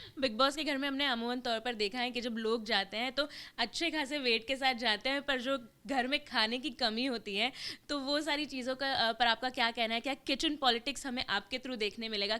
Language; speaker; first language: Hindi; native; Hindi